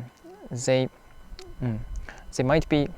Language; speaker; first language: English; non-native, fluent; Japanese